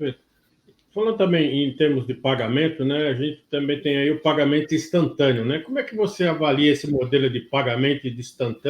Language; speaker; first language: Portuguese; native; Portuguese